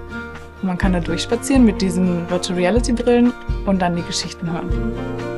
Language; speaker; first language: German; native; German